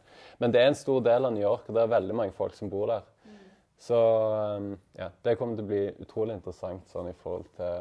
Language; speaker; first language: Norwegian; native; Norwegian